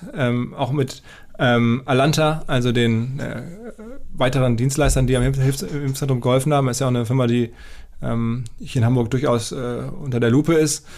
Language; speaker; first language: German; native; German